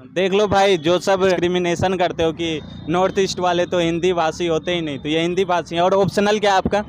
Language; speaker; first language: Hindi; native; Hindi